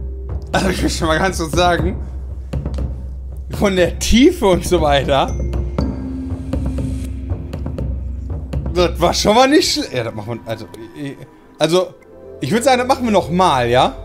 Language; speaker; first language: German; native; German